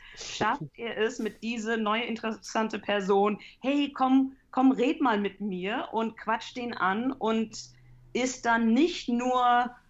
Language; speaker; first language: German; early bilingual, heritage; English